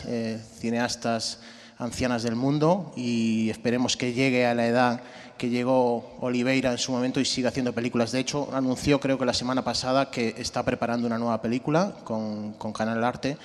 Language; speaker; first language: Spanish; native; Spanish